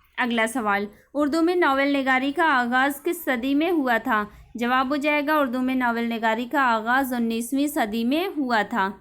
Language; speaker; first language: Urdu; native; Urdu